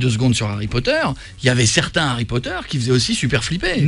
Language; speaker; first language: French; native; French